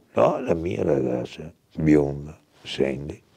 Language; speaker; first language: Italian; native; Italian